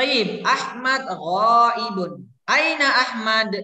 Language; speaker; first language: Arabic; non-native, learner; Indonesian